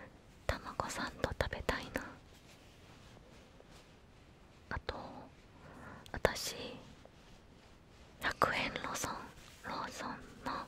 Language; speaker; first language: Japanese; non-native, fluent; Korean